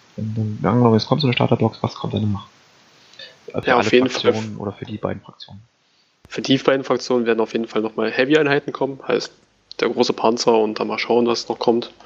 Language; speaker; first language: German; native; German